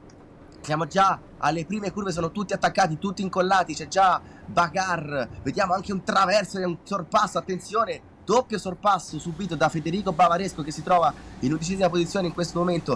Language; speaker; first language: Italian; native; Italian